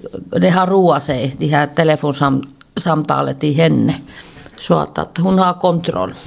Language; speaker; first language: Swedish; non-native, local second language; Finnish